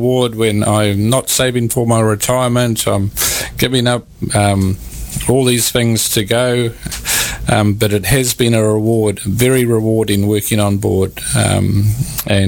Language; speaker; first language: English; native; English